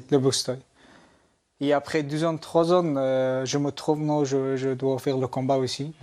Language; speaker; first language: French; non-native, learner; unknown